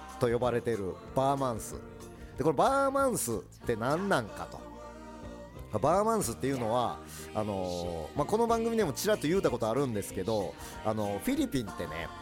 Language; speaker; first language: Japanese; early bilingual, other home language; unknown